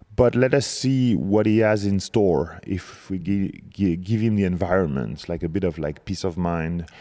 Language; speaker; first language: English; non-native, fluent; French